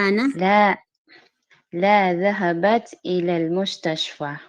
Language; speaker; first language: Arabic; non-native, learner; Filipino